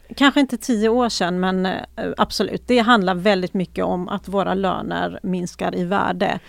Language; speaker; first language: Swedish; early bilingual, other home language; Persian